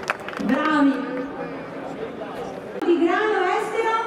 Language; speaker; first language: Italian; native; Italian